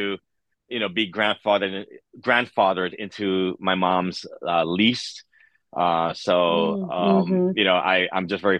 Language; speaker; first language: English; native; English